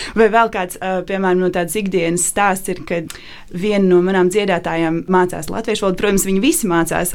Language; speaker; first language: Latvian; native; Latvian